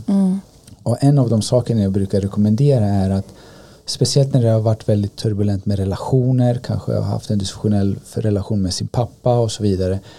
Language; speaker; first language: Swedish; early bilingual, other home language; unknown